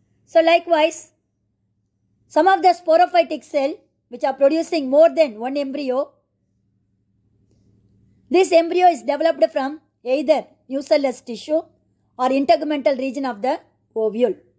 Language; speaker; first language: English; non-native, local second language; Tamil